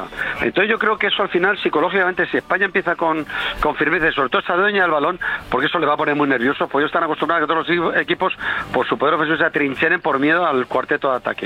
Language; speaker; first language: Spanish; native; Spanish